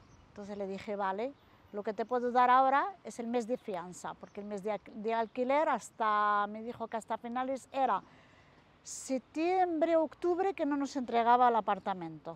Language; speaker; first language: Spanish; native; Spanish